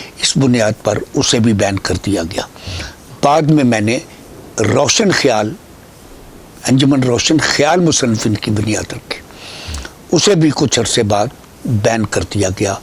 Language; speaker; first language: Urdu; non-native, local second language; Punjabi